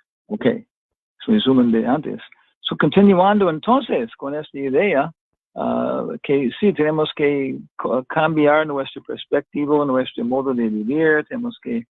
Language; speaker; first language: Spanish; non-native, fluent; English